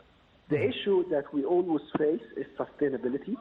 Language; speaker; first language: English; non-native, fluent; Arabic